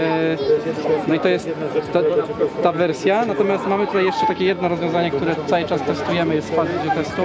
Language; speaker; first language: Polish; native; Polish